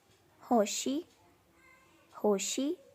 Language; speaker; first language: Japanese; non-native, fluent; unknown